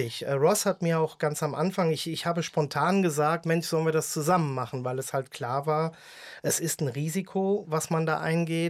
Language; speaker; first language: German; native; German